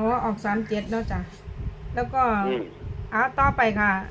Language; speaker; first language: Thai; non-native, local second language; Lao